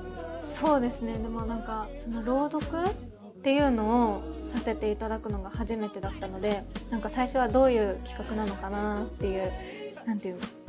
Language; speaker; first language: Japanese; native; Japanese